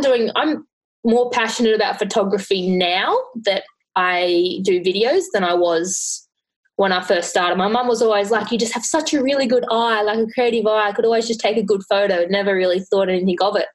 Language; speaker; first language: English; native; English